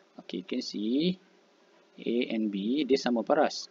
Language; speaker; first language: English; non-native, local second language; Malay